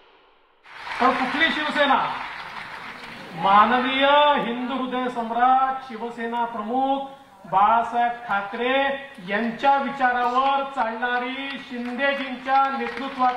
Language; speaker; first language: Marathi; native; Marathi